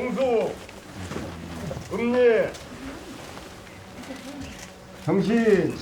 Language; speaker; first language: Korean; native; Korean